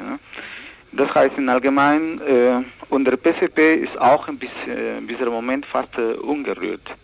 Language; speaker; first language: German; non-native, learner; Spanish